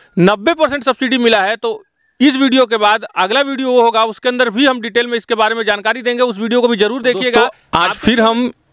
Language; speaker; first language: Hindi; native; Hindi